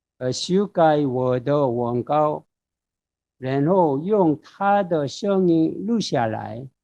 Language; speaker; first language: Chinese; non-native, fluent; Korean